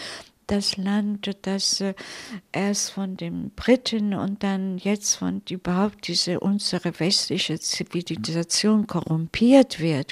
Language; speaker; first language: German; non-native, fluent; Italian